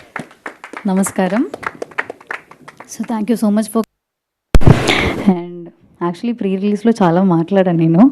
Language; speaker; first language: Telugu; non-native, learner; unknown